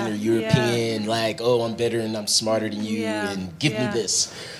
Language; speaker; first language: English; native; English